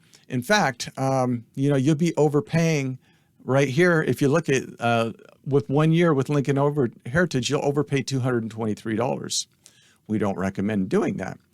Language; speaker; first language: English; native; English